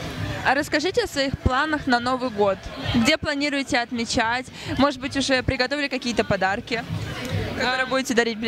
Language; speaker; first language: Russian; native; Russian